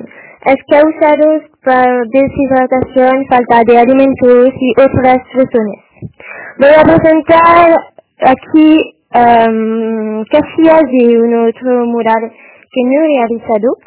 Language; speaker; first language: Spanish; non-native, learner; French